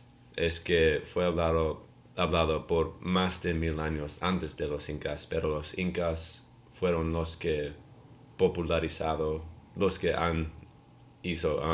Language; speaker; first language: Spanish; non-native, learner; English